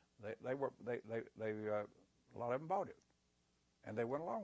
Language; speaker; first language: English; native; English